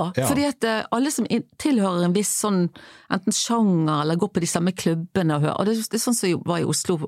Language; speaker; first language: Norwegian; non-native, fluent; English